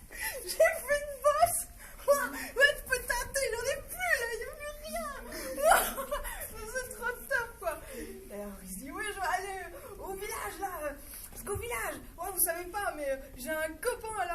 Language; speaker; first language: French; native; French